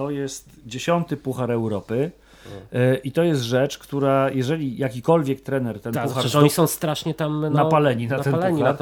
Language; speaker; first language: Polish; native; Polish